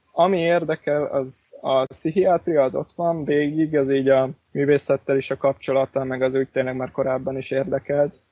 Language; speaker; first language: Hungarian; native; Hungarian